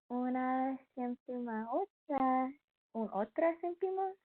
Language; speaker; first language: Spanish; non-native, learner; English